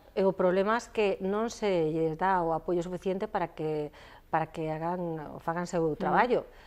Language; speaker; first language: Galician; non-native, local second language; Spanish